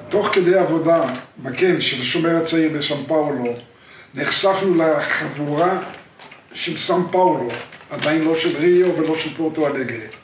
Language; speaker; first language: Hebrew; native; Hebrew